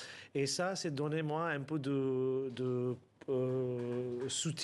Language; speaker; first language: French; non-native, learner; Urdu